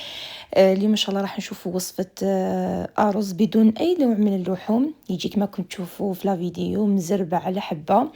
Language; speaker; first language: Arabic; native; Arabic